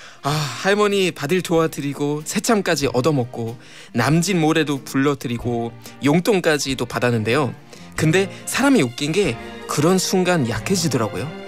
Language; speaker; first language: Korean; non-native, fluent; German